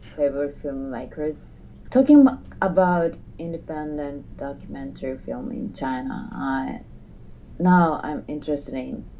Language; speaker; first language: English; non-native, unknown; Japanese